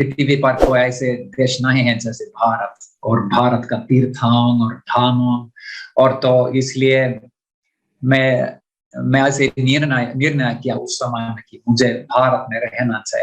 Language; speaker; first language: Hindi; non-native, learner; Finnish